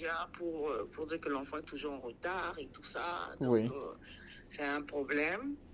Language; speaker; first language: French; non-native, local second language; Sango